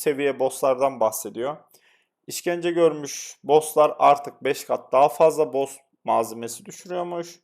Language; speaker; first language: Turkish; native; Turkish